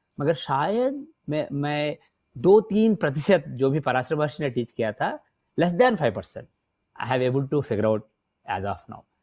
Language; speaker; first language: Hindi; non-native, local second language; Telugu